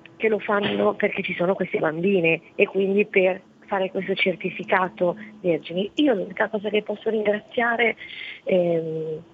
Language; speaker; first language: Italian; native; Italian